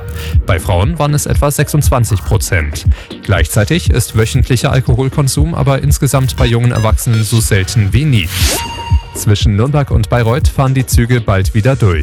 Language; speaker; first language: German; native; German